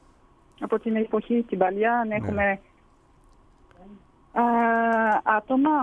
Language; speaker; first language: Greek; early bilingual, heritage; Greek